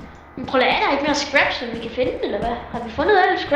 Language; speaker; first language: Danish; native; Danish